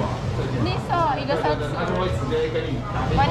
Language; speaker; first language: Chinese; non-native, learner; Filipino